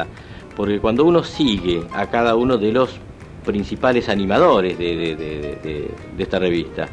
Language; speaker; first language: Spanish; native; Spanish